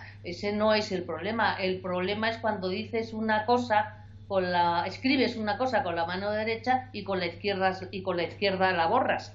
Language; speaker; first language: Spanish; native; Spanish